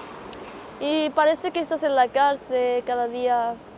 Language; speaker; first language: Spanish; non-native, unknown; Arabic